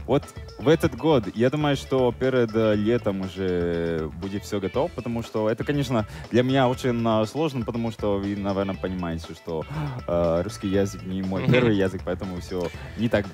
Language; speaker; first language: Russian; non-native, fluent; Latvian